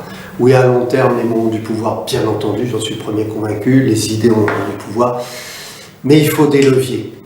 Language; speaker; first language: French; native; French